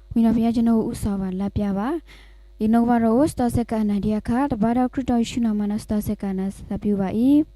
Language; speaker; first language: Burmese; non-native, local second language; S'gaw Karen